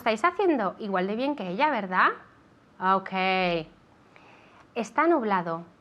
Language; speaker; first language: Spanish; non-native, fluent; English